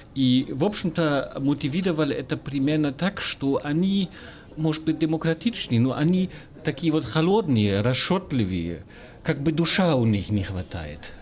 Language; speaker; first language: Russian; non-native, fluent; German